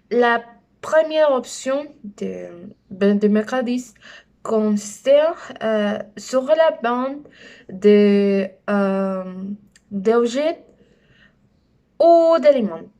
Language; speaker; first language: French; non-native, learner; Spanish